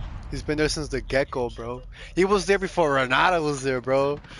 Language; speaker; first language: English; early bilingual, other home language; Spanish